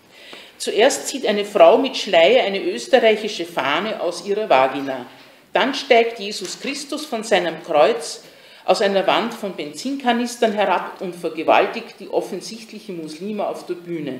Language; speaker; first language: German; native; German